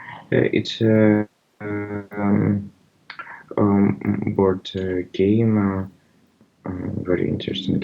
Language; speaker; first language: English; non-native, learner; Russian